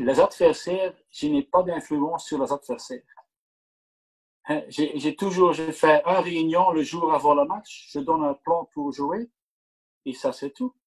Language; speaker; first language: French; non-native, local second language; Dutch